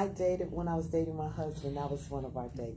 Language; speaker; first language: English; native; English